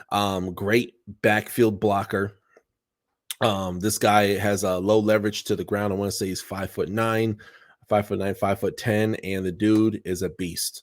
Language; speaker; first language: English; native; English